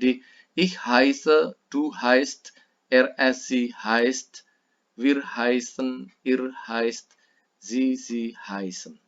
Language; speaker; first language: German; non-native, fluent; Indonesian